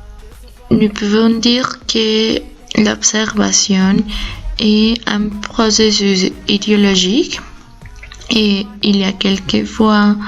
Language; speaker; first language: French; non-native, learner; Spanish